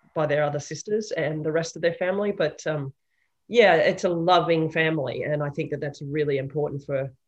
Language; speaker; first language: English; native; English